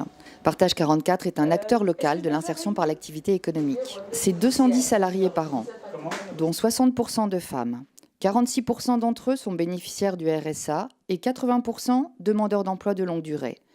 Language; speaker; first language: French; native; French